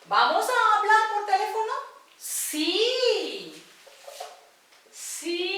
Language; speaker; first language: Spanish; non-native, fluent; Tamil